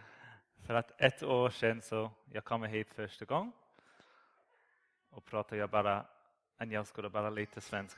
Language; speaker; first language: Swedish; non-native, learner; English